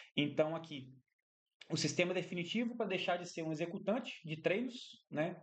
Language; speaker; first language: Portuguese; native; Portuguese